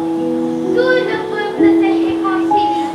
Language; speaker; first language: French; non-native, learner; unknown